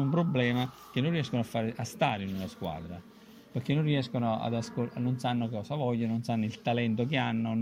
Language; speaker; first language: Italian; native; Italian